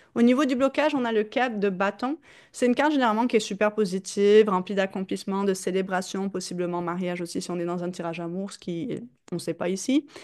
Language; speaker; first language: French; native; French